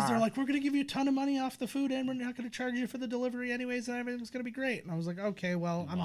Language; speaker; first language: English; native; English